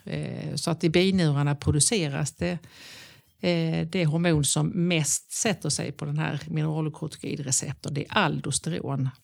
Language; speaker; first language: Swedish; native; Swedish